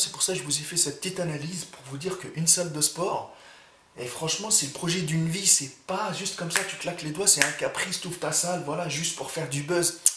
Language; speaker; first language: French; native; French